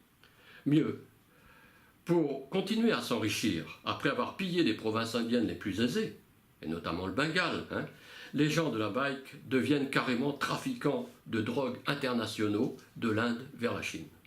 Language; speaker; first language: French; native; French